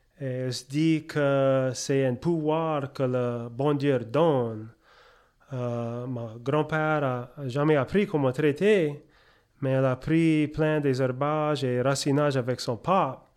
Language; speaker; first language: French; early bilingual, heritage; French